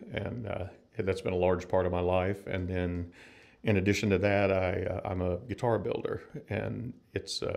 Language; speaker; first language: English; native; English